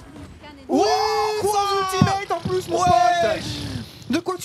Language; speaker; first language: French; native; French